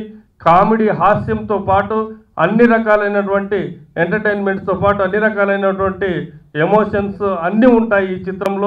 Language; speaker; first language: Telugu; native; Telugu